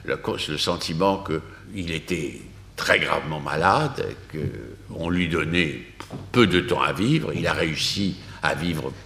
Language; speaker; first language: French; native; French